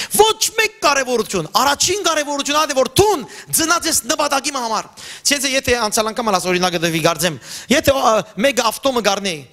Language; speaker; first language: Armenian; early bilingual, heritage; Armenian